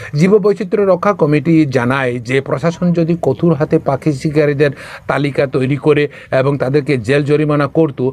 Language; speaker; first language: Bangla; non-native, local second language; Kok Borok